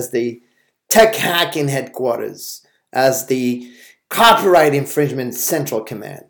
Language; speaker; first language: English; non-native, fluent; Arabic